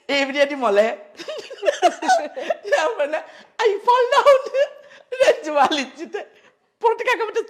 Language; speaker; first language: Malayalam; non-native, fluent; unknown